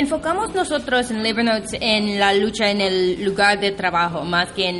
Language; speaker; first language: Spanish; non-native, fluent; English